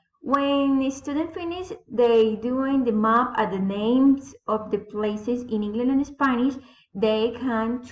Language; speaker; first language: English; non-native, learner; Spanish